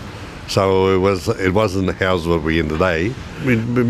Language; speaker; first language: English; native; English